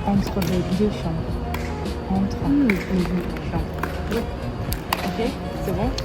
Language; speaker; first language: French; non-native, learner; Swedish